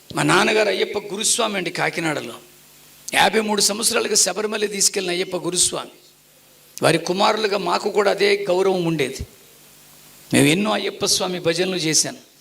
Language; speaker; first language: Telugu; non-native, local second language; Tamil